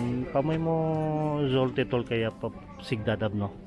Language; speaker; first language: Russian; non-native, learner; Filipino